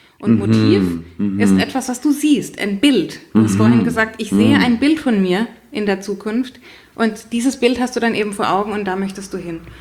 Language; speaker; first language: German; native; German